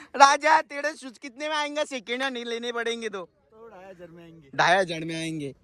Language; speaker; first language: Hindi; non-native, local second language; Marathi